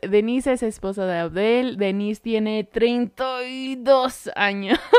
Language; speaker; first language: Spanish; early bilingual, heritage; Spanish